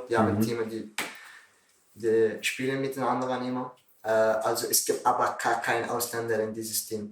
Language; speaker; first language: German; non-native, learner; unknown